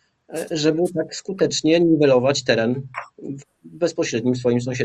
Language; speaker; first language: Polish; native; Polish